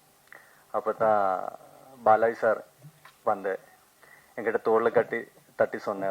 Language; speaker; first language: Tamil; non-native, learner; Malayalam